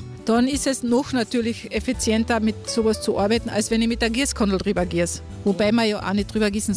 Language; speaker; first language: German; native; German